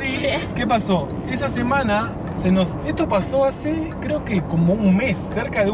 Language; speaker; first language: Spanish; native; Spanish